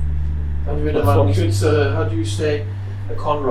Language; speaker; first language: German; non-native, fluent; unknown